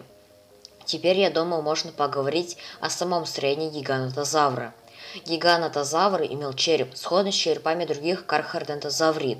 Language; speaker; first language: Russian; native; Russian